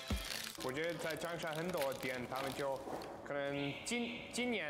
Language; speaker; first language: Chinese; non-native, fluent; German